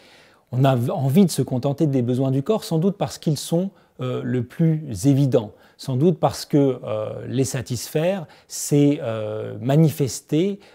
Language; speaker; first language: French; native; French